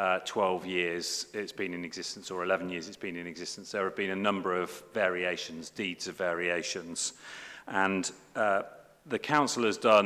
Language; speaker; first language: English; native; English